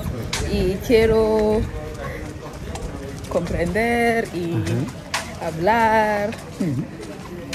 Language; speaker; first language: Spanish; non-native, learner; English